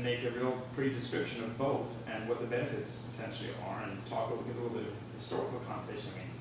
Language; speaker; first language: English; native; English